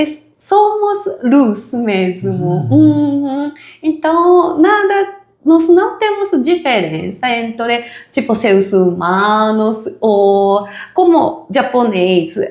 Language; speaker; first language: Portuguese; non-native, fluent; Japanese